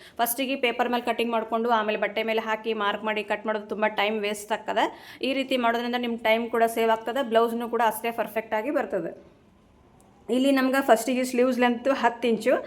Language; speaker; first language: Kannada; native; Kannada